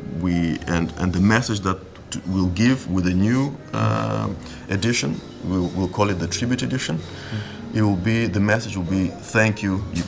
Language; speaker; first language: English; non-native, fluent; Romanian